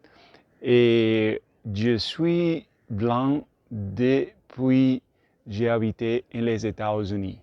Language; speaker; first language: French; non-native, learner; Spanish